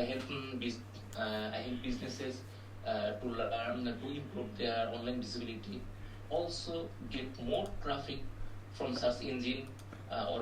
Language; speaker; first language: English; non-native, learner; Bangla